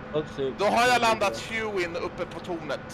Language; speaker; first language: Swedish; native; Swedish